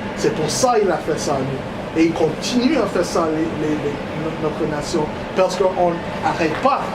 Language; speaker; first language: French; non-native, learner; English